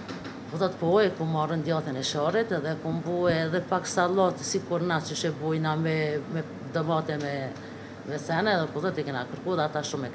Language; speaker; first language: Albanian; native; Albanian